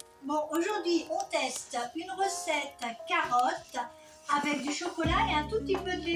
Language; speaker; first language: French; native; French